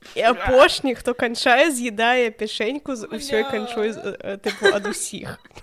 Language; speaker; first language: Belarusian; non-native, local second language; Russian